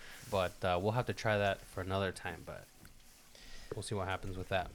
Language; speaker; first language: English; early bilingual, other home language; Spanish